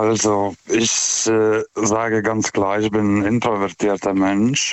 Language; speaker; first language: German; non-native, fluent; Lithuanian